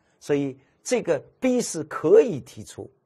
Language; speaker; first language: Chinese; native; Chinese